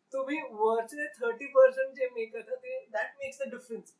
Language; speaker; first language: English; non-native, local second language; Marathi